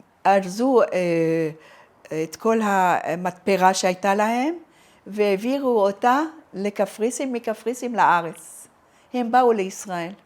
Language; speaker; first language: Hebrew; non-native, fluent; Arabic